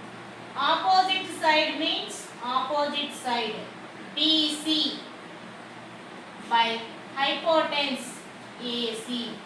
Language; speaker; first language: English; non-native, local second language; Telugu